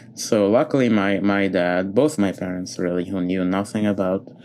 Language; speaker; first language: English; non-native, fluent; Arabic